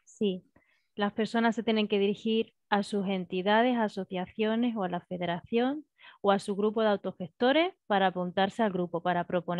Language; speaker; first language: Spanish; native; Spanish